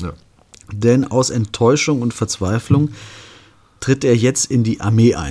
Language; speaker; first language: German; native; German